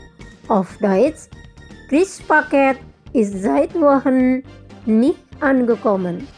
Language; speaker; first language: German; non-native, fluent; Indonesian